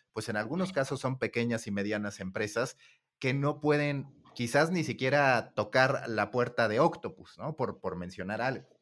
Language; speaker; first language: Spanish; native; Spanish